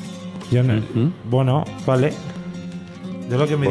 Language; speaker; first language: Spanish; native; Spanish